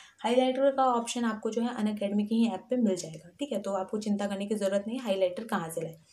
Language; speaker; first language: Hindi; native; Hindi